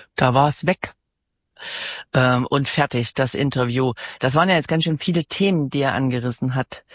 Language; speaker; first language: German; native; German